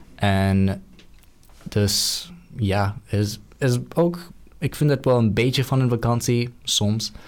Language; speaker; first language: Dutch; non-native, fluent; English